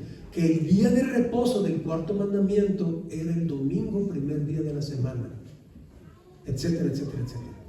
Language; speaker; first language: Spanish; native; Spanish